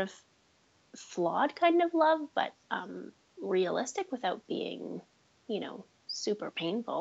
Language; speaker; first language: English; native; English